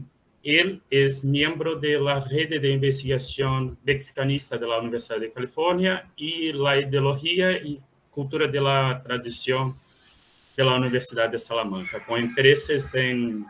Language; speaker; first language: Spanish; non-native, fluent; Portuguese